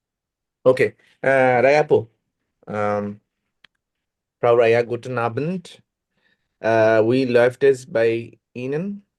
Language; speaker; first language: German; non-native, fluent; Bangla